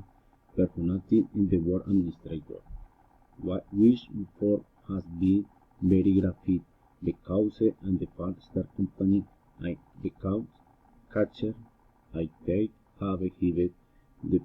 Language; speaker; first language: English; non-native, learner; Spanish